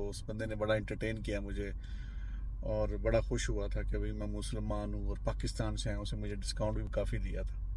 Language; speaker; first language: Urdu; non-native, local second language; Punjabi